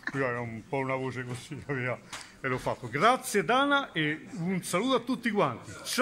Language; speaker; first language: Italian; native; Italian